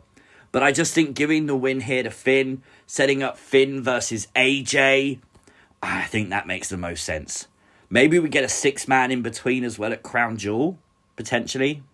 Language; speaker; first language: English; native; English